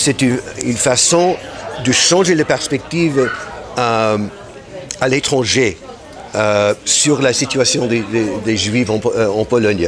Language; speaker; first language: French; non-native, fluent; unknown